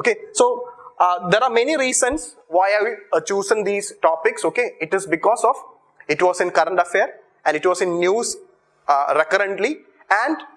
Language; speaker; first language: English; non-native, local second language; Malayalam